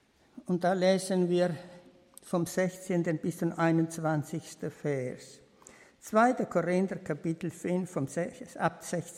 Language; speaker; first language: German; early bilingual, heritage; German